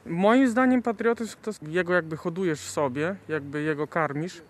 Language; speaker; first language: Polish; early bilingual, heritage; Polish